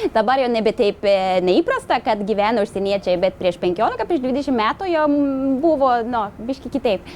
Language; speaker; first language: Lithuanian; non-native, fluent; Swedish